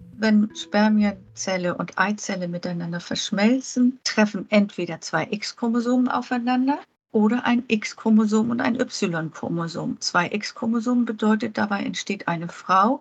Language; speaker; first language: German; native; German